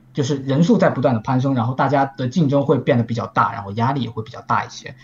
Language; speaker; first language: Chinese; native; Chinese